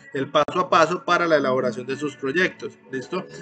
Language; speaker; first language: Spanish; native; Spanish